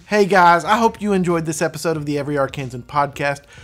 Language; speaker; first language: English; native; English